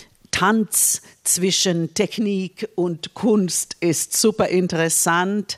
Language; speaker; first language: German; non-native, fluent; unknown